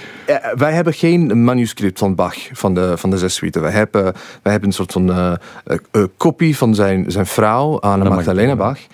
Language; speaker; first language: Dutch; non-native, fluent; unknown